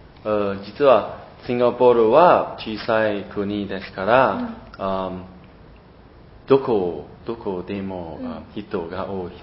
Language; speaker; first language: Japanese; non-native, learner; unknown